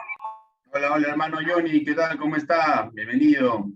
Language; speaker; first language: Spanish; native; Spanish